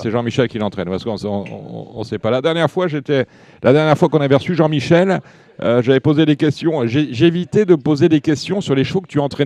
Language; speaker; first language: French; native; French